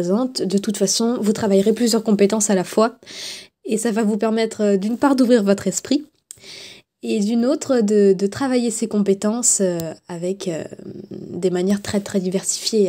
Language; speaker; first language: French; native; French